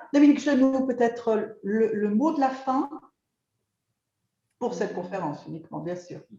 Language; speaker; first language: French; native; French